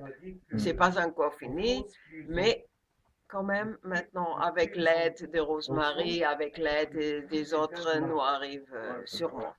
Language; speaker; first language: French; non-native, learner; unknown